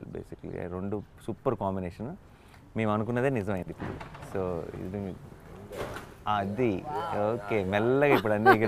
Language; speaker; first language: Telugu; native; Telugu